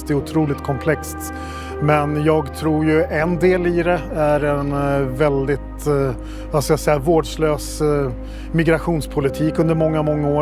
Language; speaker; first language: Swedish; native; Swedish